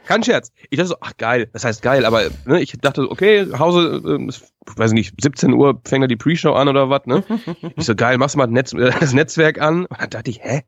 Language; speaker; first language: German; native; German